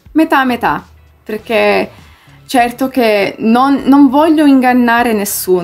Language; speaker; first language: Italian; early bilingual, heritage; English